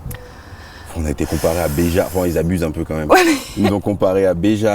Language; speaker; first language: French; native; French